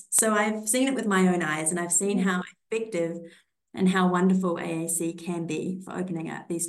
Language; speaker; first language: English; native; English